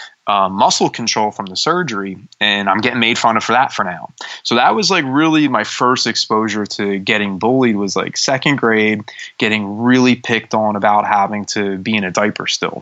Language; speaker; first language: English; native; English